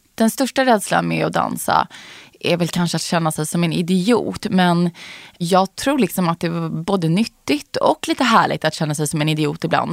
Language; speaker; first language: Swedish; native; Swedish